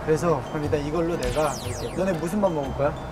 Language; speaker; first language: Korean; native; Korean